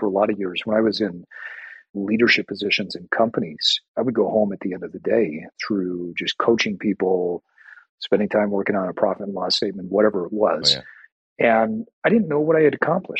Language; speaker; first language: English; native; English